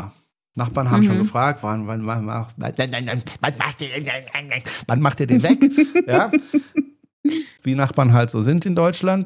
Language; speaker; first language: German; native; German